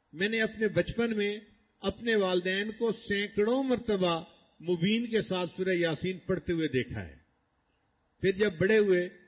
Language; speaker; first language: Urdu; non-native, local second language; Punjabi